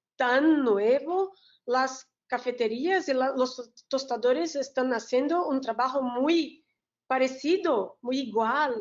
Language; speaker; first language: Spanish; non-native, learner; Portuguese